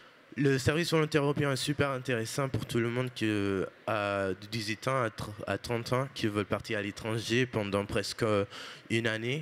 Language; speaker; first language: French; non-native, fluent; Portuguese